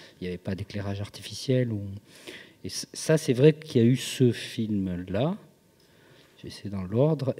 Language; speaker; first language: French; native; French